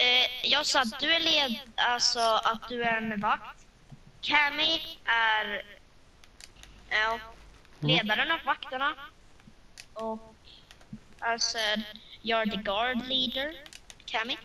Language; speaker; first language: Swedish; non-native, learner; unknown